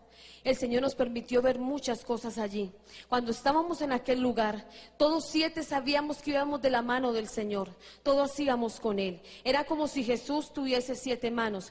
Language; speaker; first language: Spanish; native; Spanish